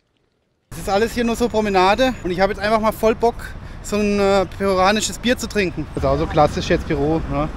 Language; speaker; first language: German; native; German